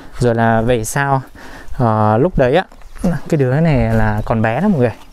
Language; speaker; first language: Vietnamese; non-native, local second language; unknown